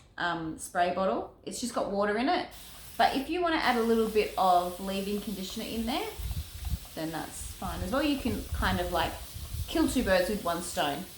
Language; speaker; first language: English; native; English